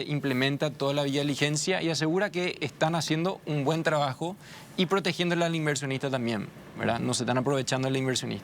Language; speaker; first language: Spanish; native; Spanish